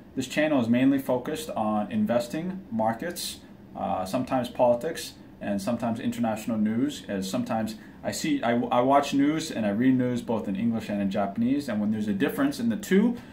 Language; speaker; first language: English; early bilingual, other home language; Japanese